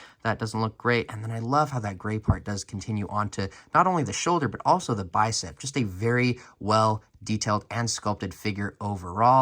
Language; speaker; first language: English; native; English